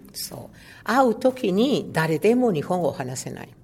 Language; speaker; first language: Japanese; non-native, learner; Spanish